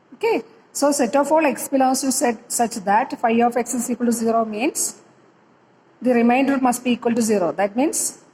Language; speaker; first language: English; non-native, local second language; Malayalam